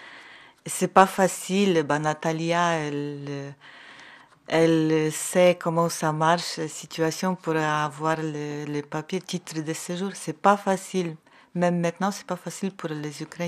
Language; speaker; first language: French; non-native, learner; Ukrainian